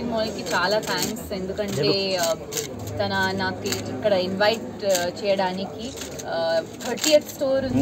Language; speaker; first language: Telugu; non-native, fluent; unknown